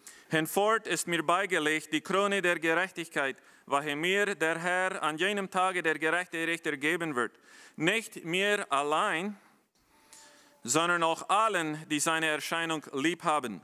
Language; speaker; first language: German; non-native, fluent; Plautdietsch